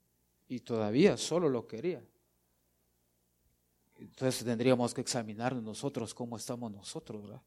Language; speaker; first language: Spanish; native; Spanish